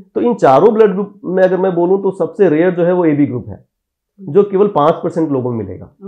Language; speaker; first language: Hindi; native; Hindi